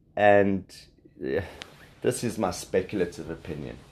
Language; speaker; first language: English; native; English